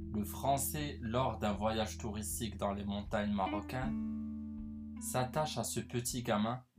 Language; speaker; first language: French; non-native, local second language; Arabic